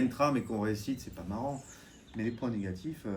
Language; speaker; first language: French; native; French